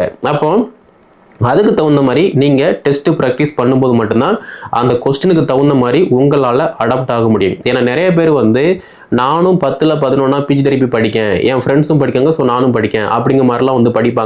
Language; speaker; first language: Tamil; native; Tamil